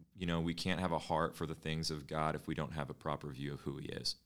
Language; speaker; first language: English; native; English